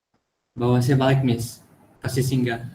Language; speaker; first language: Malay; native; Malay